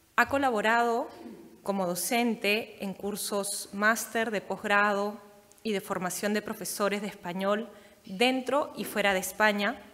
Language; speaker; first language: Spanish; native; Spanish